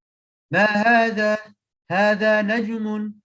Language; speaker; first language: Arabic; non-native, learner; English